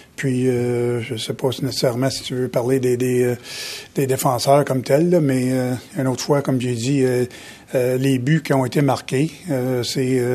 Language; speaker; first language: French; native; French